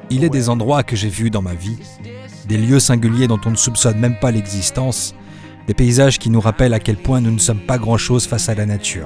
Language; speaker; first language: French; native; French